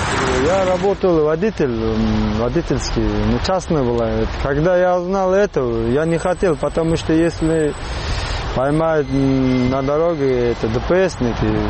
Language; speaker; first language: Russian; non-native, learner; Uzbek